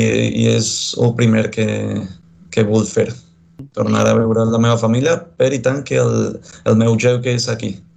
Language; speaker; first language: Catalan; non-native, fluent; Spanish